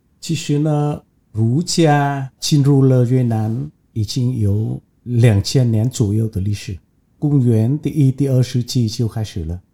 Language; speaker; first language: Chinese; non-native, fluent; Vietnamese